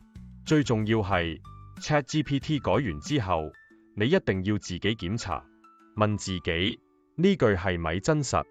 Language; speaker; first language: Cantonese; native; Cantonese